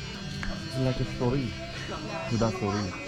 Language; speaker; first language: English; non-native, learner; Korean